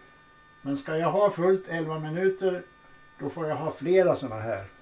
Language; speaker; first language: Swedish; native; Swedish